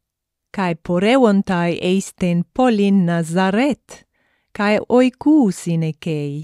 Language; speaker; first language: Greek; non-native, fluent; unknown